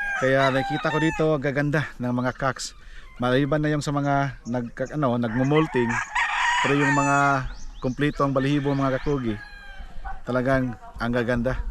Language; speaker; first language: Filipino; non-native, local second language; Cebuano